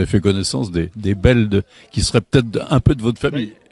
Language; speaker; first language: French; native; French